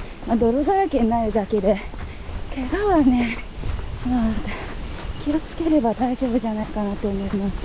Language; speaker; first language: Japanese; native; Japanese